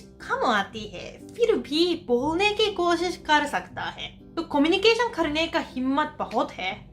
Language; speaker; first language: Hindi; non-native, fluent; Japanese